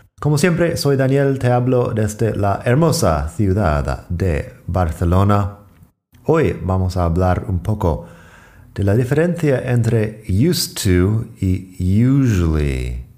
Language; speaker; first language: Spanish; non-native, fluent; English